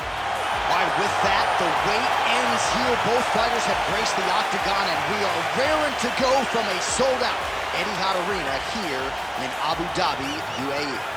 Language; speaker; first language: English; native; English